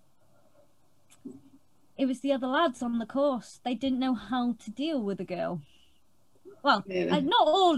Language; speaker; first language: English; native; English